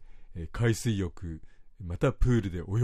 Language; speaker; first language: Japanese; native; Japanese